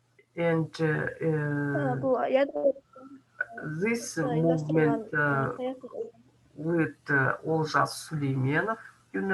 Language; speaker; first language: English; non-native, learner; Kazakh